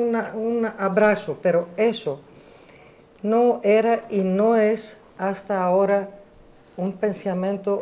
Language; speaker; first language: Spanish; non-native, learner; Greek